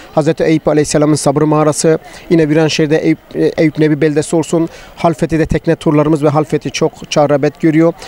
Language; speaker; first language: Turkish; native; Turkish